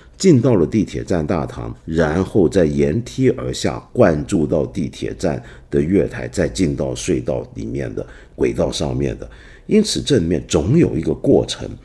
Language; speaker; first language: Chinese; non-native, local second language; Cantonese